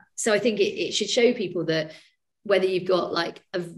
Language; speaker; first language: English; native; English